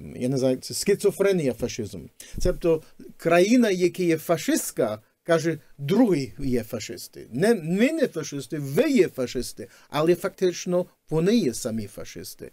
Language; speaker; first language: Ukrainian; early bilingual, heritage; Ukrainian